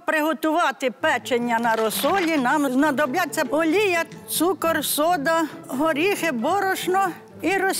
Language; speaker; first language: Ukrainian; native; Ukrainian